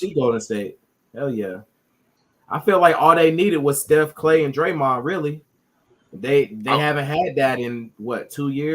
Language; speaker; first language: English; native; English